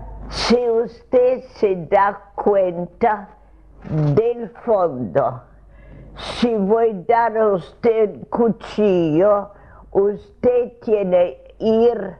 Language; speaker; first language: Spanish; non-native, fluent; Russian